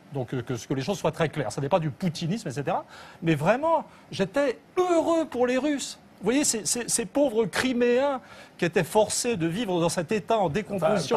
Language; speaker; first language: French; native; French